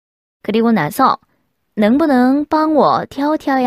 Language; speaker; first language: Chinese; non-native, fluent; Korean